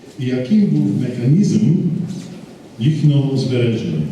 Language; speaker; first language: Ukrainian; non-native, fluent; English